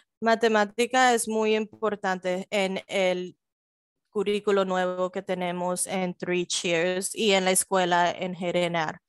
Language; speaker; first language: Spanish; early bilingual, heritage; Spanish